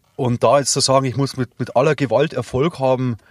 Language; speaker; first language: German; native; German